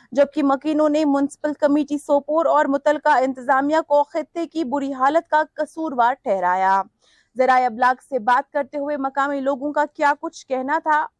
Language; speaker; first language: Urdu; non-native, local second language; Kashmiri